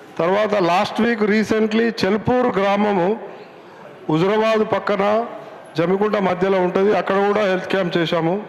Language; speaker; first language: Telugu; native; Telugu